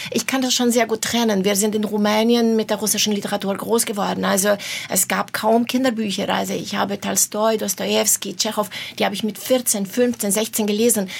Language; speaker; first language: German; non-native, fluent; Romanian